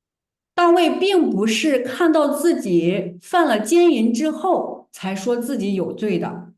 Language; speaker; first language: Chinese; native; Chinese